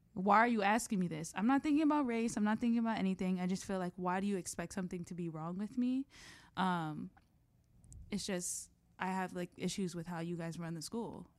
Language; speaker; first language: English; native; English